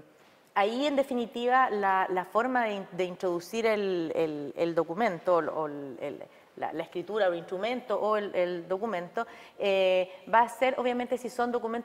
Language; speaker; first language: Spanish; native; Spanish